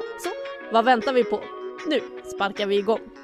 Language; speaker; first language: Swedish; native; Swedish